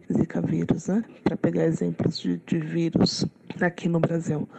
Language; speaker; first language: Portuguese; native; Portuguese